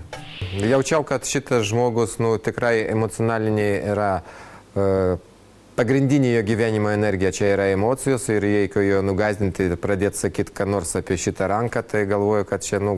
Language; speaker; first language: Lithuanian; non-native, learner; Russian